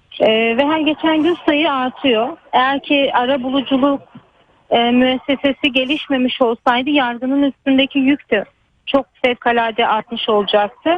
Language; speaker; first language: Turkish; native; Turkish